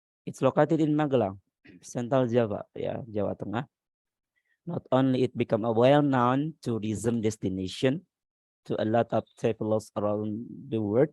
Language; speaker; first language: English; non-native, learner; Indonesian